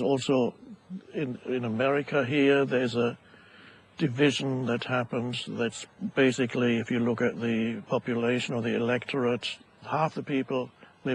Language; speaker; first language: English; non-native, fluent; German